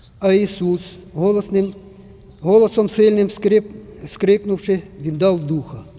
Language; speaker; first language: Ukrainian; native; Ukrainian